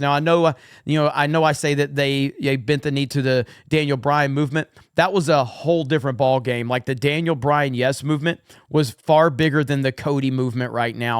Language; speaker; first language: English; native; English